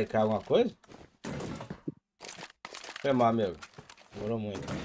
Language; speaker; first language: Portuguese; native; Portuguese